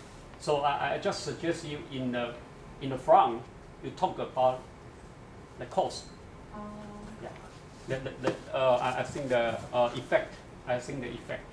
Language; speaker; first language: English; non-native, learner; Chinese